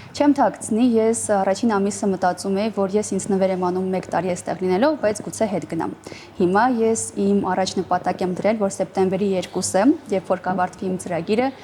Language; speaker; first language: Armenian; native; Armenian